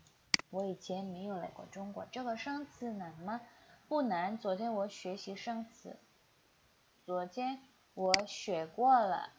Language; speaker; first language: Chinese; non-native, fluent; Indonesian